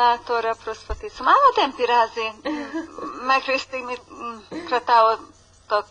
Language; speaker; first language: Greek; non-native, learner; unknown